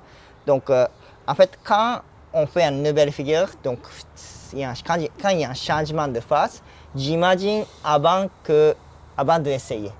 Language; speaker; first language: French; non-native, fluent; Japanese